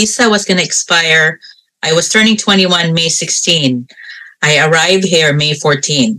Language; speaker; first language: English; non-native, local second language; Cebuano